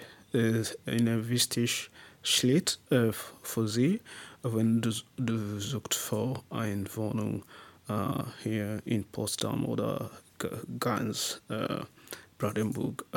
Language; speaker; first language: German; non-native, learner; English